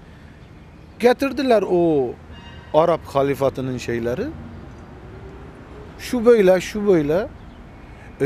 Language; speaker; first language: Turkish; early bilingual, heritage; Armenian